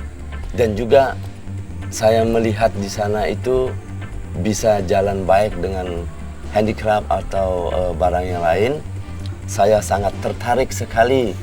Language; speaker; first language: Indonesian; non-native, local second language; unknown